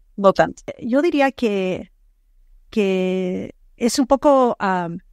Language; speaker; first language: Spanish; early bilingual, heritage; Spanish